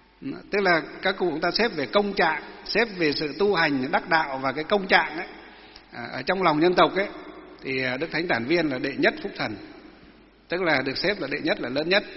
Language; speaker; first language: Vietnamese; non-native, local second language; Muong